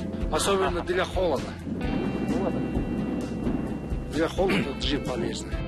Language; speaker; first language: Russian; non-native, local second language; Kyrgyz